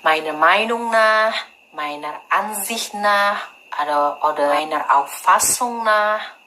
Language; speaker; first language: German; non-native, learner; Indonesian